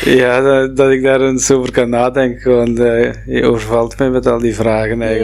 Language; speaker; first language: Dutch; non-native, local second language; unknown